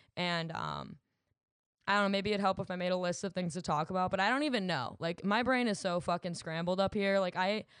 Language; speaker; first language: English; native; English